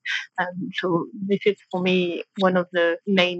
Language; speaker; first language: English; non-native, fluent; French